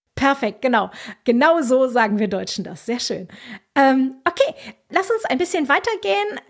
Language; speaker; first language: German; native; German